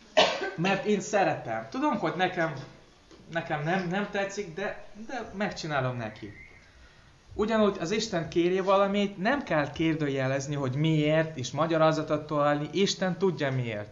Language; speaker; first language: Hungarian; non-native, fluent; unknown